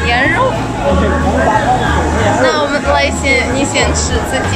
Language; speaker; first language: Chinese; non-native, learner; Ukrainian